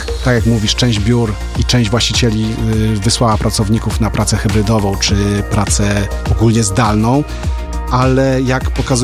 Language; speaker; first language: Polish; native; Polish